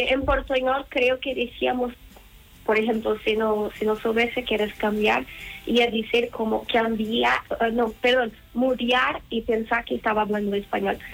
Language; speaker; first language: Spanish; non-native, learner; Portuguese